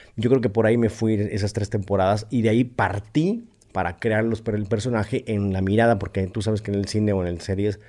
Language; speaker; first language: Spanish; native; Spanish